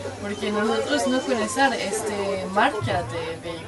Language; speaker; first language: Spanish; non-native, learner; French